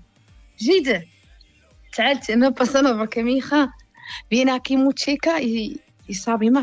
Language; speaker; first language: Spanish; non-native, learner; Arabic